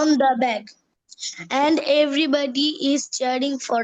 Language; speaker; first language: English; non-native, learner; Bangla